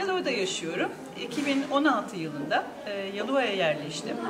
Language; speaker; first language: Turkish; native; Turkish